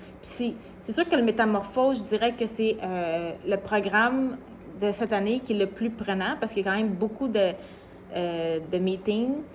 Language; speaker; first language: French; native; French